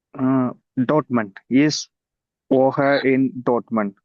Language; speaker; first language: German; non-native, learner; Tamil